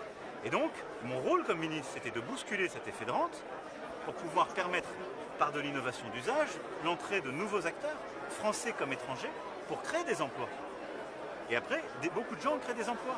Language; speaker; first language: French; native; French